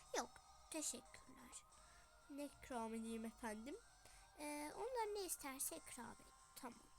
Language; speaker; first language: Turkish; early bilingual, other home language; Arabic